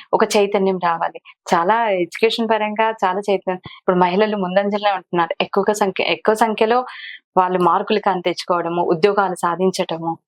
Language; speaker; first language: Telugu; non-native, local second language; Kannada